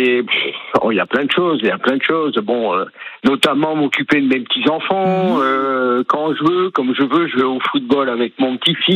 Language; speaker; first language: French; native; French